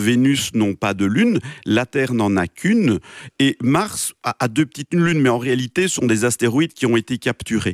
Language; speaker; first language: French; native; French